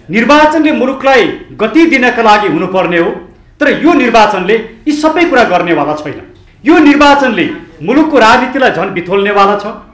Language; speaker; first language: Nepali; native; Nepali